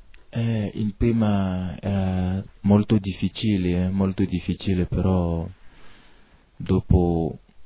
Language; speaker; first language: Italian; non-native, learner; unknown